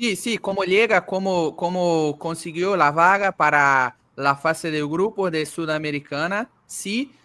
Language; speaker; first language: Spanish; non-native, learner; Portuguese